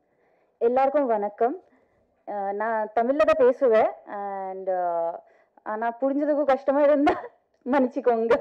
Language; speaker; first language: Tamil; non-native, fluent; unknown